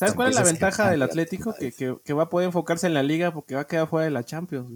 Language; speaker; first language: Spanish; native; Spanish